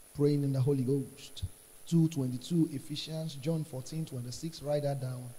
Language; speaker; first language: English; non-native, local second language; Yoruba